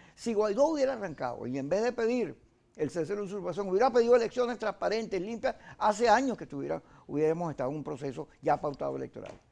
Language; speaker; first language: Spanish; native; Spanish